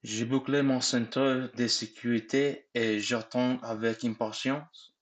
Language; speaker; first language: French; non-native, learner; English